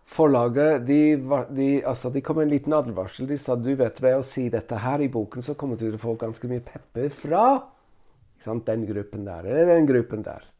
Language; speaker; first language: Norwegian; non-native, fluent; Italian